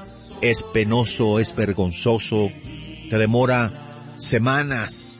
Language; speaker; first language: Spanish; native; Spanish